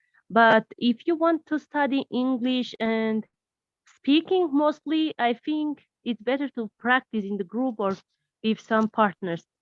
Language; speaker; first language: English; non-native, learner; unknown